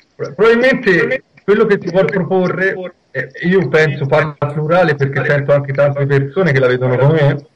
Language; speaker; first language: Italian; native; Italian